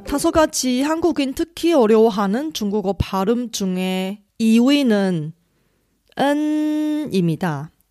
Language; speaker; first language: Korean; non-native, fluent; Chinese